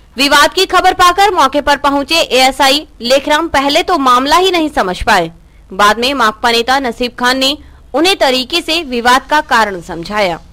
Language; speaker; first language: Hindi; native; Hindi